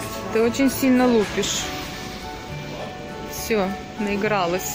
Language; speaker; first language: Russian; native; Russian